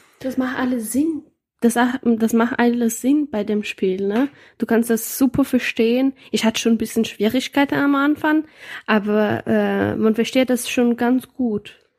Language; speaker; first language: German; non-native, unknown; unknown